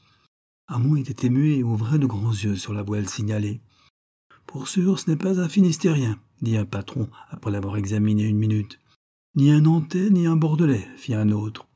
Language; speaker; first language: French; native; French